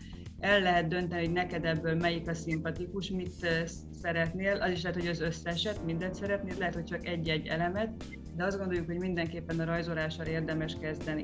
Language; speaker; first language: Hungarian; native; Hungarian